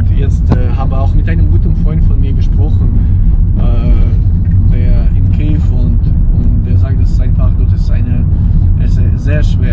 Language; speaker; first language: German; non-native, fluent; Ukrainian